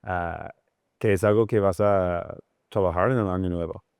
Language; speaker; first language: Spanish; non-native, learner; English